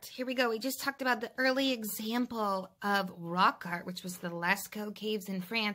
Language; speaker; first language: English; native; English